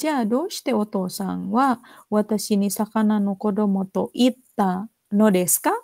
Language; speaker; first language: Japanese; non-native, fluent; Indonesian